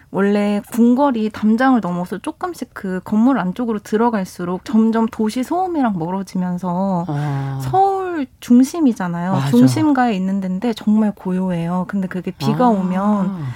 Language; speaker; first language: Korean; native; Korean